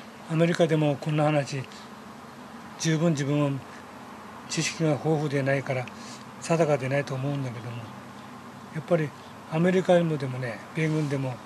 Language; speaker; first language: Japanese; native; Japanese